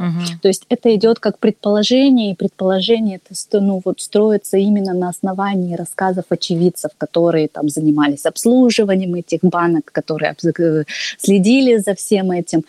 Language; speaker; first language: Russian; native; Russian